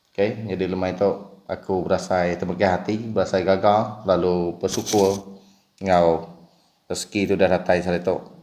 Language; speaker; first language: Malay; non-native, local second language; Iban